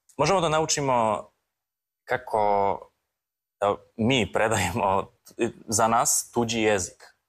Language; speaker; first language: Serbian; non-native, fluent; Polish